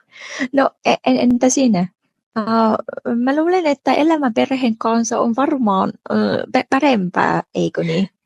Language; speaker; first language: Finnish; non-native, fluent; Vietnamese